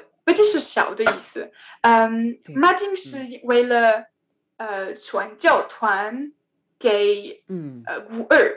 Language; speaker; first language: Chinese; non-native, learner; French